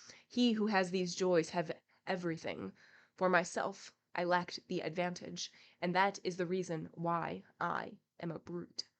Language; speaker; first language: English; native; English